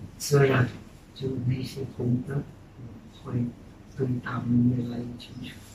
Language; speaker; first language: Chinese; non-native, fluent; Czech